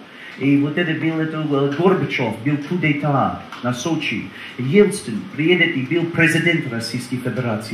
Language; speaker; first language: Russian; non-native, learner; English